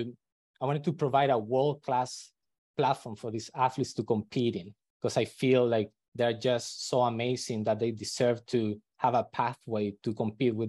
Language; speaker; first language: English; non-native, fluent; Spanish